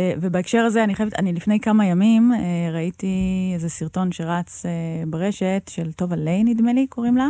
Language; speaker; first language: Hebrew; native; Hebrew